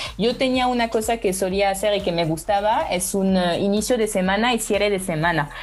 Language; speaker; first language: Spanish; non-native, fluent; French